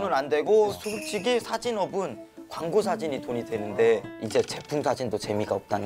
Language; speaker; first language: Korean; native; Korean